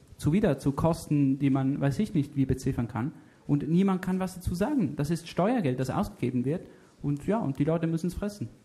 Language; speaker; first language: German; native; German